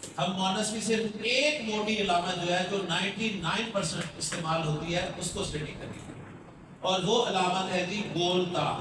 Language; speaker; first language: Urdu; non-native, local second language; Punjabi